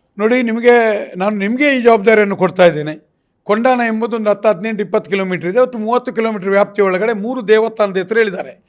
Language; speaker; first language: Kannada; non-native, local second language; Tulu